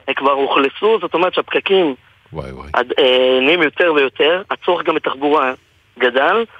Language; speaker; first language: Hebrew; native; Hebrew